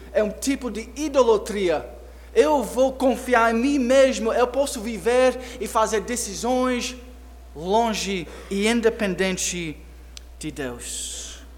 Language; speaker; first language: Portuguese; non-native, fluent; English